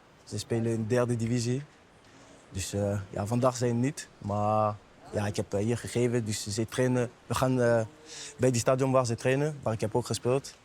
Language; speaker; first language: Dutch; non-native, learner; French